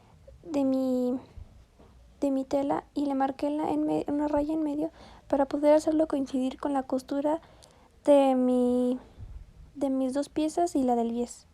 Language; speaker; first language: Spanish; native; Spanish